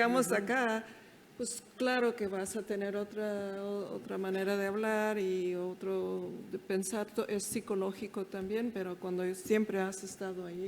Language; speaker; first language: Spanish; early bilingual, heritage; Spanish